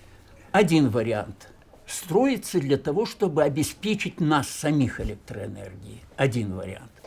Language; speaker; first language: Russian; native; Russian